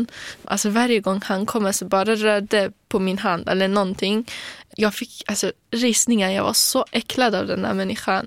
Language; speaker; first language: Swedish; non-native, fluent; Kurdish